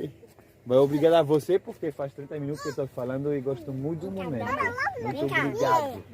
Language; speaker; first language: Portuguese; non-native, learner; French